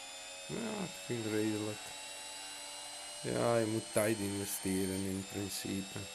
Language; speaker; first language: Dutch; non-native, local second language; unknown